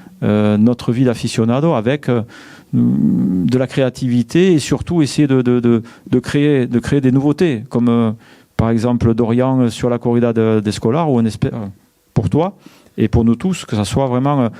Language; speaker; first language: French; native; French